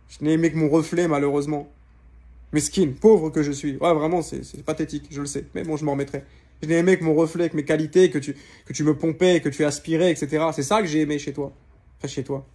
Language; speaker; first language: French; native; French